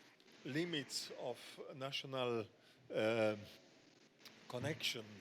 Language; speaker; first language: English; non-native, fluent; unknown